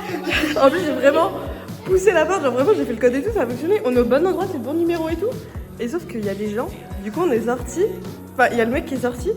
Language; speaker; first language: French; native; French